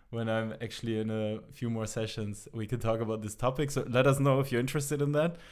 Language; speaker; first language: English; non-native, fluent; German